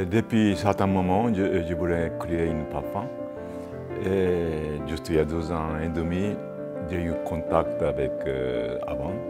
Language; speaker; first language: French; non-native, fluent; Japanese